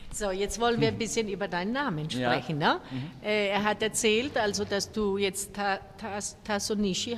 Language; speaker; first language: German; non-native, fluent; Spanish